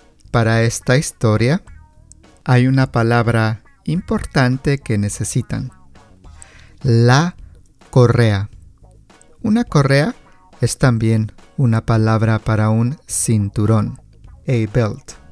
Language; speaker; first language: Spanish; native; Spanish